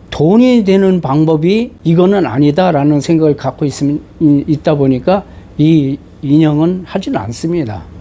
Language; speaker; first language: Korean; native; Korean